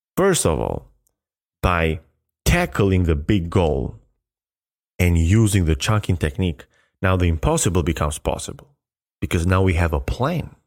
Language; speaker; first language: English; non-native, fluent; Albanian